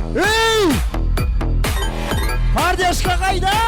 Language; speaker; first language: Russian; non-native, local second language; Kazakh